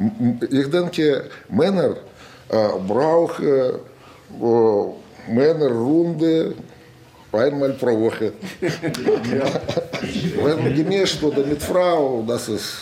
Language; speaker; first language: German; non-native, learner; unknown